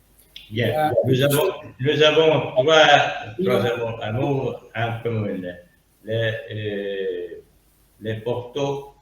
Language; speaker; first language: French; non-native, learner; Italian